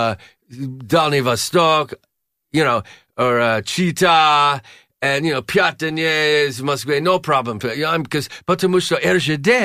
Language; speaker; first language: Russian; non-native, learner; English